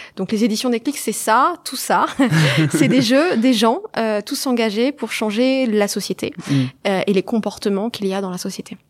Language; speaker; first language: French; native; French